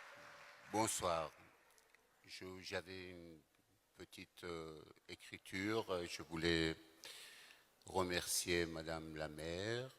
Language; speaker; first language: French; non-native, fluent; Persian